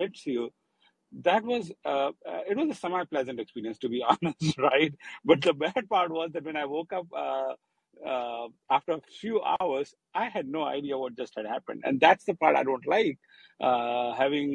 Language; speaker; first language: English; non-native, local second language; Hindi